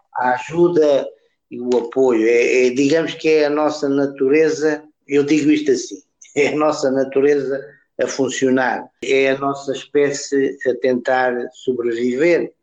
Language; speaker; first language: Portuguese; native; Portuguese